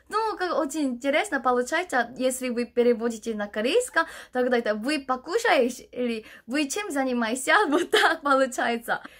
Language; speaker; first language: Russian; non-native, learner; Korean